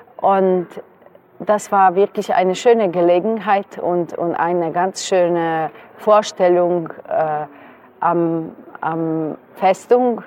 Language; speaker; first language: German; non-native, fluent; Serbian